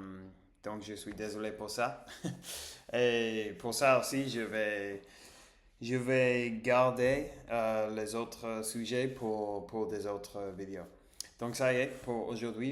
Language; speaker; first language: French; non-native, learner; English